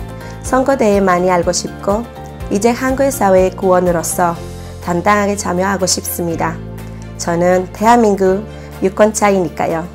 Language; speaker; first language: Korean; non-native, fluent; Spanish